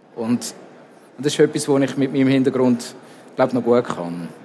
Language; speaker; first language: German; native; German